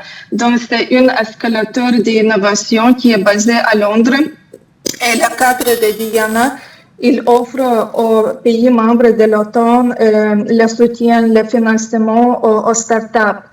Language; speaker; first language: French; non-native, fluent; Lithuanian